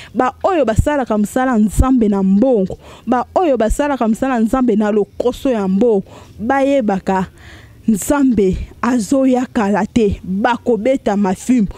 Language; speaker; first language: Lingala; native; Lingala